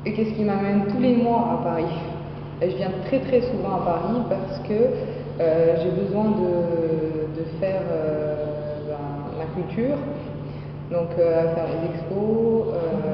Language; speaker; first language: French; non-native, local second language; Arabic